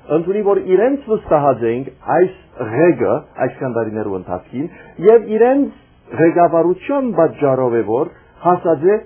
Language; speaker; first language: Armenian; early bilingual, heritage; Armenian